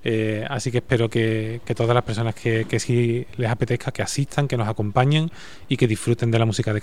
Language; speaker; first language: Spanish; native; Spanish